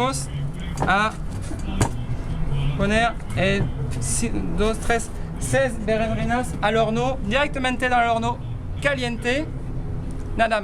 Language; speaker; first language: Spanish; non-native, learner; French